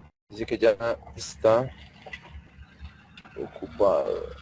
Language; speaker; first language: Spanish; native; Spanish